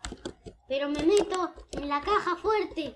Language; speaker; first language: Spanish; native; Spanish